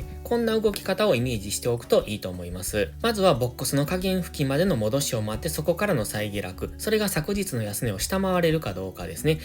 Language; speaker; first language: Japanese; native; Japanese